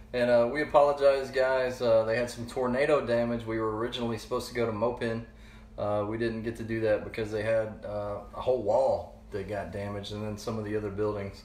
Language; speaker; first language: English; native; English